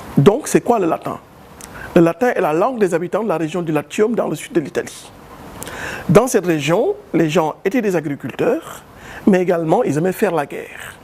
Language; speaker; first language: French; non-native, local second language; Wolof